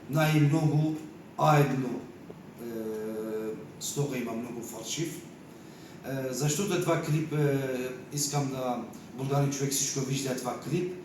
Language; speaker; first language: Bulgarian; non-native, learner; Turkish